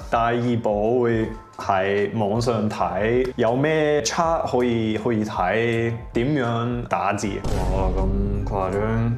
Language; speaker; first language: Cantonese; non-native, fluent; English